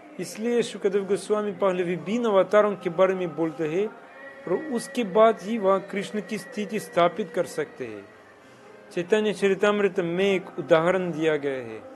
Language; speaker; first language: Hindi; non-native, fluent; Russian